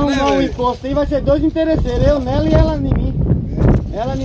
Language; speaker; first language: Portuguese; native; Portuguese